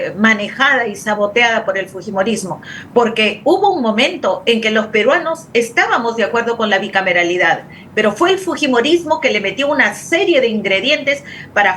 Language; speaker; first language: Spanish; native; Spanish